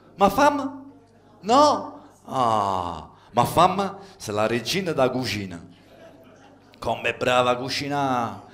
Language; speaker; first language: Italian; early bilingual, other home language; French